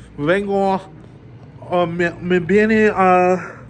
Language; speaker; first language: Spanish; non-native, learner; English